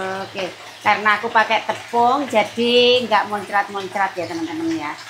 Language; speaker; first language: Indonesian; non-native, local second language; Javanese